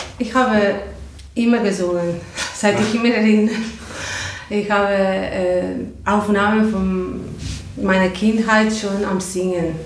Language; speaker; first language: German; non-native, learner; Spanish